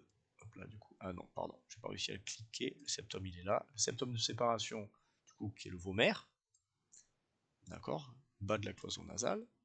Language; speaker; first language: French; native; French